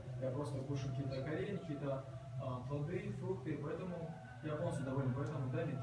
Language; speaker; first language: Russian; native; Russian